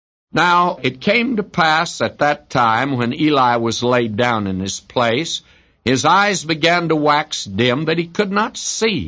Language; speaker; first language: English; native; English